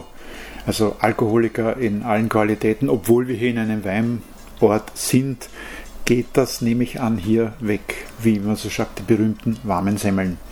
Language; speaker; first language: German; native; German